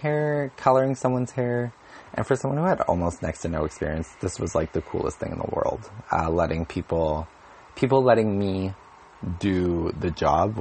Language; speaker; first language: English; native; English